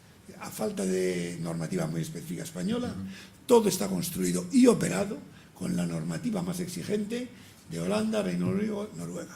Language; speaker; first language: Spanish; native; Spanish